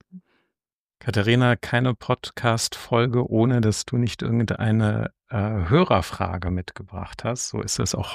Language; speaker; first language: German; native; German